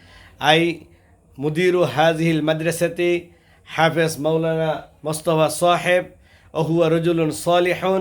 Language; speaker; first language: Arabic; non-native, learner; Bangla